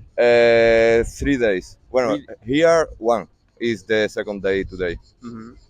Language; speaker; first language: English; non-native, learner; Italian